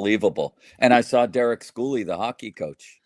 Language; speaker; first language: English; native; English